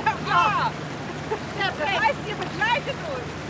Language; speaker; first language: German; native; German